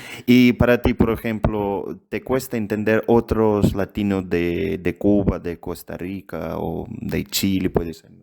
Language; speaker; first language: Spanish; non-native, fluent; Russian